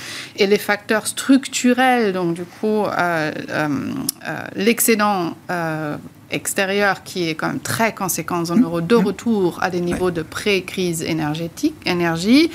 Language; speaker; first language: French; native; French